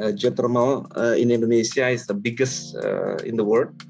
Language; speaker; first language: English; non-native, fluent; Indonesian